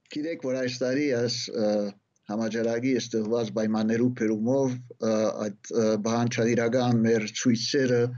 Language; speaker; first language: Armenian; early bilingual, heritage; Armenian